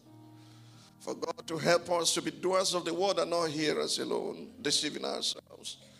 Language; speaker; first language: English; non-native, local second language; Yoruba